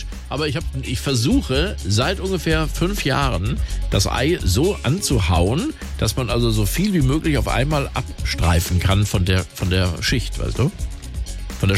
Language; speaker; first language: German; native; German